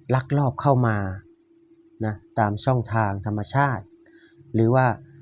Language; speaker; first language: Thai; native; Thai